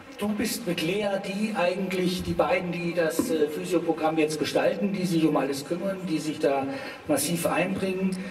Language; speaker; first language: German; native; German